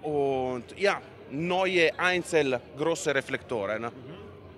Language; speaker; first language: German; non-native, learner; Italian